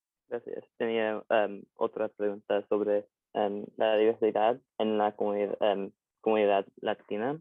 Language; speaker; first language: Spanish; non-native, fluent; English